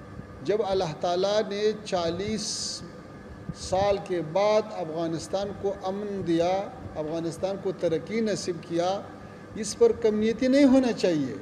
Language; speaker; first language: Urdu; non-native, fluent; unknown